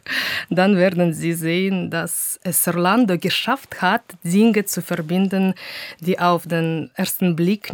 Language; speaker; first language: German; non-native, fluent; Russian